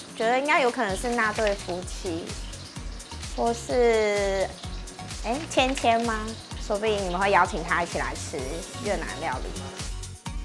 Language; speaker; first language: Chinese; native; Chinese